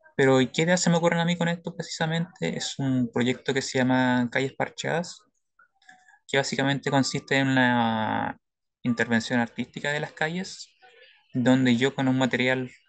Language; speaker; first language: Spanish; native; Spanish